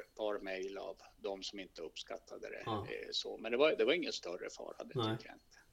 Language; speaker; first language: Swedish; native; Swedish